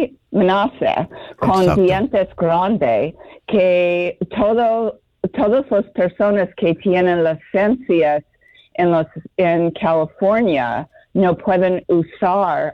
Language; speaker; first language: Spanish; non-native, learner; English